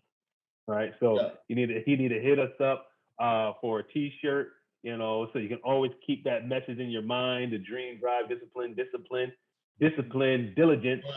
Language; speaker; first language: English; native; English